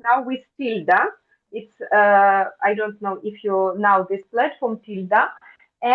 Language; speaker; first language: English; non-native, fluent; Russian